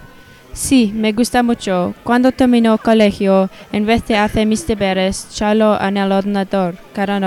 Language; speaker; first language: Spanish; non-native, learner; English